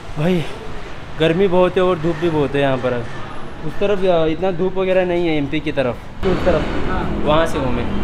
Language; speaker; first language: Hindi; native; Hindi